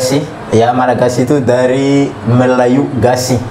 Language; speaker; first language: Indonesian; non-native, learner; Malagasy